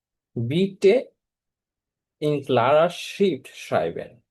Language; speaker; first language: German; non-native, fluent; Bangla